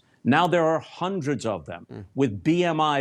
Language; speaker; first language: English; native; English